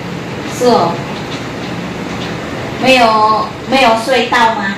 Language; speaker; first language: Chinese; non-native, learner; Filipino